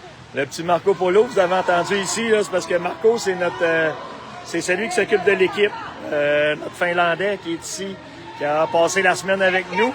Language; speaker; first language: French; native; French